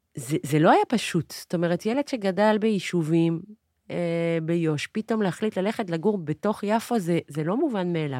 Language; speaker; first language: Hebrew; non-native, fluent; French